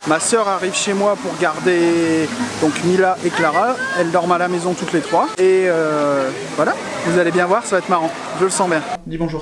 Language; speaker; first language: French; native; French